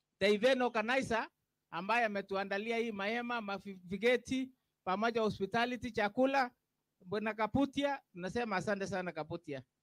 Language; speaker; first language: Swahili; non-native, local second language; Kalenjin